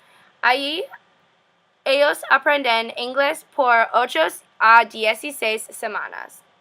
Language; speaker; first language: Spanish; non-native, learner; English